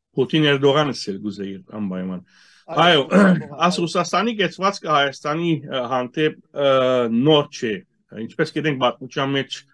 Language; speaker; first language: Armenian; early bilingual, heritage; Armenian